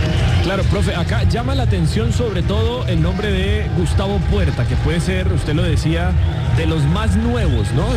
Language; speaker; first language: Spanish; native; Spanish